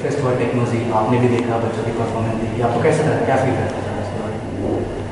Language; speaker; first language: Hindi; native; Hindi